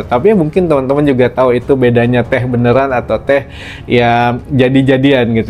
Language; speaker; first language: Indonesian; native; Indonesian